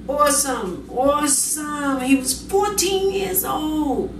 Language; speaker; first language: English; native; English